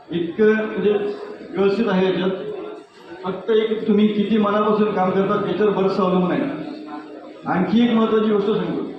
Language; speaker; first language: Marathi; native; Marathi